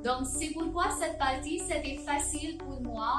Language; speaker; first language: French; non-native, fluent; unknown